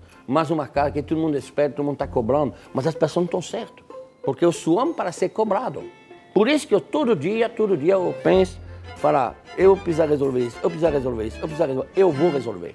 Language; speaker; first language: Portuguese; non-native, fluent; French